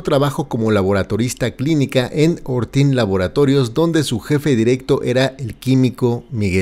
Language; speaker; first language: Spanish; native; Spanish